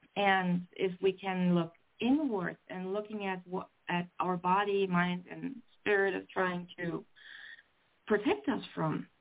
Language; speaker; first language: English; non-native, fluent; German